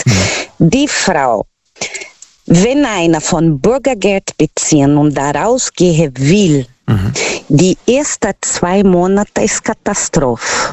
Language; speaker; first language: German; non-native, learner; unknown